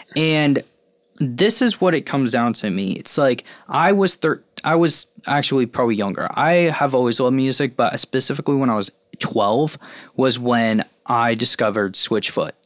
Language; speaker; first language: English; native; English